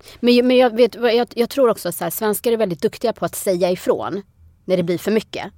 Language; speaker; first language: Swedish; early bilingual, other home language; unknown